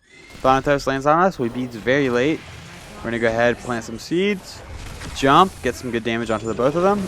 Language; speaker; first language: English; native; English